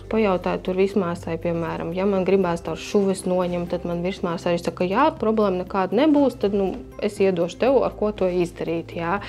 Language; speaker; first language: Latvian; native; Latvian